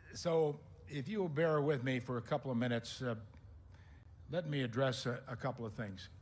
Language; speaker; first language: English; native; English